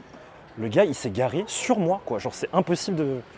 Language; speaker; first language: French; native; French